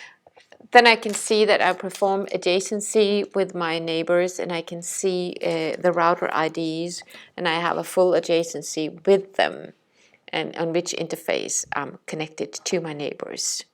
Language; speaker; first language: English; non-native, fluent; Danish